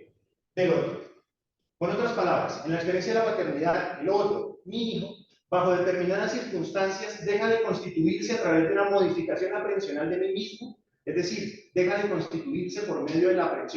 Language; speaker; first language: Spanish; native; Spanish